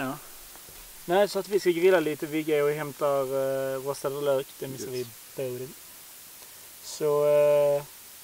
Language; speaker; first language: Swedish; native; Swedish